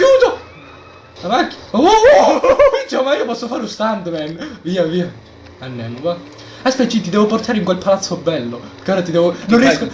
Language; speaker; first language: Italian; native; Italian